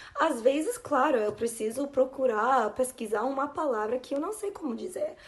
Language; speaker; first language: Portuguese; non-native, fluent; English